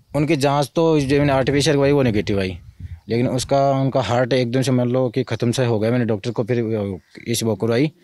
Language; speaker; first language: Hindi; native; Hindi